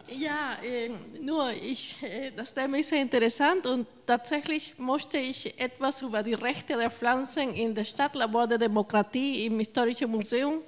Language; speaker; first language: German; non-native, fluent; Spanish